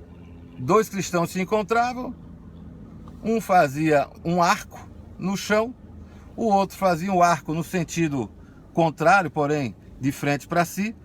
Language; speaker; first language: Portuguese; native; Portuguese